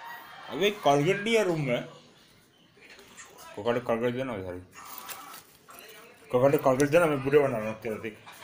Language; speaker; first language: Hindi; native; Hindi